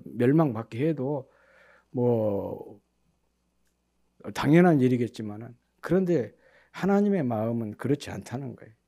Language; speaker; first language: Korean; native; Korean